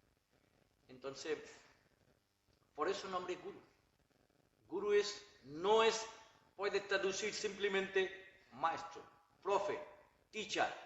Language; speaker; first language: Spanish; non-native, learner; Bangla